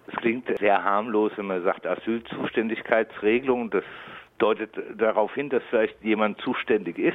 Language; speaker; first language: German; native; German